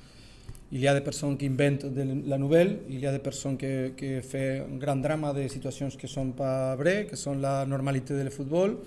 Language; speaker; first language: French; non-native, learner; Spanish